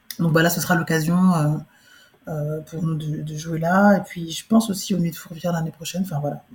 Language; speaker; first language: French; early bilingual, other home language; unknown